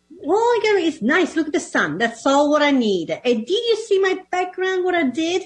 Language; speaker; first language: English; non-native, fluent; Italian